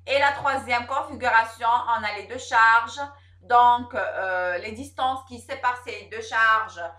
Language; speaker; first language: French; non-native, local second language; Arabic